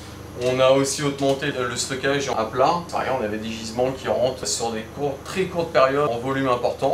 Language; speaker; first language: French; native; French